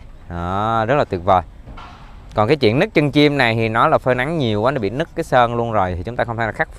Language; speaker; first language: Vietnamese; native; Vietnamese